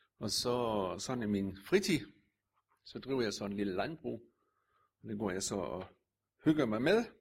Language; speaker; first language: Danish; native; Danish